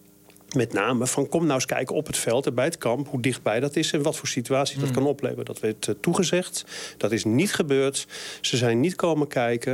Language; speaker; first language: Dutch; native; Dutch